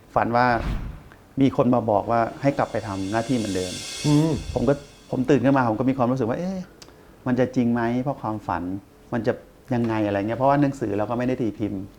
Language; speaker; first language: Thai; native; Thai